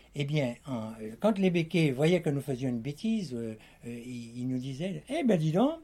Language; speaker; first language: French; native; French